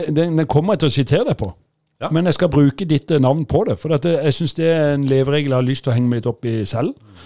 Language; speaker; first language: Norwegian; native; Norwegian